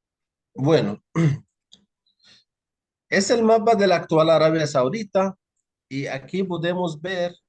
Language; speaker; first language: Spanish; non-native, fluent; Arabic